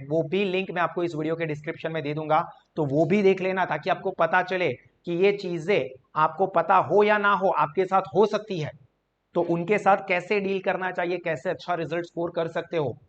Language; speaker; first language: Hindi; non-native, local second language; Gujarati